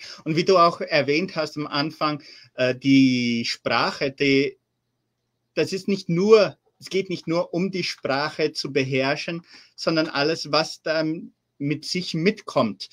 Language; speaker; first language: German; early bilingual, heritage; German